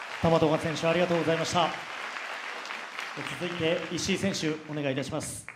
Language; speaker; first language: Japanese; native; Japanese